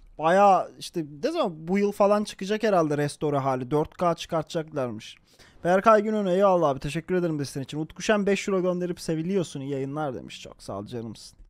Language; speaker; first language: Turkish; native; Turkish